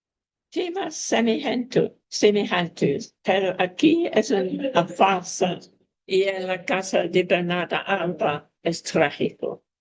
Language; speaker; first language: Spanish; non-native, fluent; English